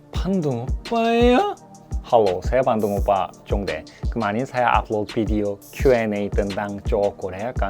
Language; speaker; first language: Indonesian; non-native, fluent; Korean